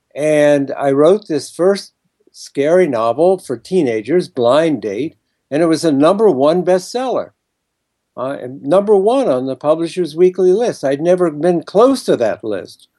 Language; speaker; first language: English; native; English